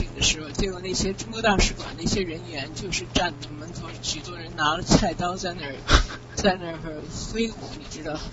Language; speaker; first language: Chinese; non-native, fluent; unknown